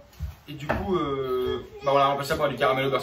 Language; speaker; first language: French; native; French